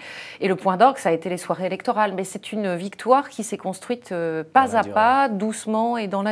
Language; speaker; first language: French; native; French